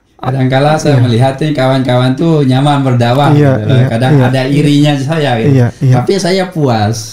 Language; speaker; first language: Indonesian; native; Indonesian